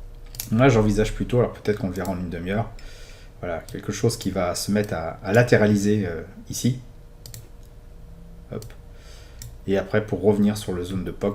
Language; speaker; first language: French; native; French